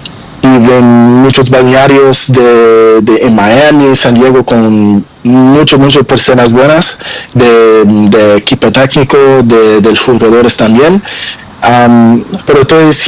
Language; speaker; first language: Spanish; non-native, learner; Portuguese